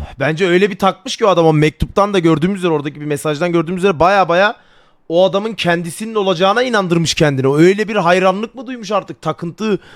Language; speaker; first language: Turkish; native; Turkish